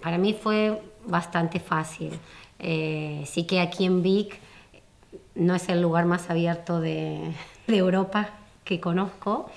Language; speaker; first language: Spanish; native; Spanish